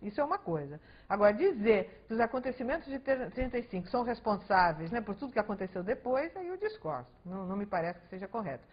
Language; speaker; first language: Portuguese; early bilingual, other home language; Spanish